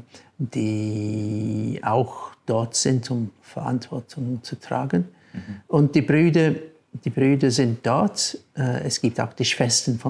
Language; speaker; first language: German; non-native, fluent; English